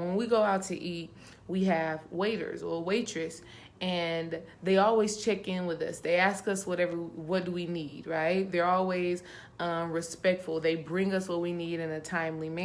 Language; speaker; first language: English; native; English